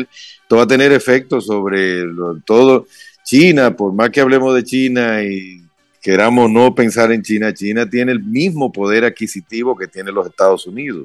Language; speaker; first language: Spanish; native; Spanish